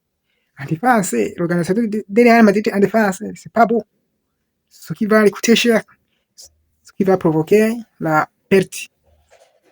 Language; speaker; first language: French; non-native, local second language; Kinyarwanda